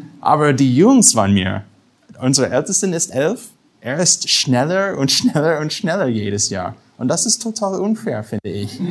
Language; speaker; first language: German; non-native, fluent; English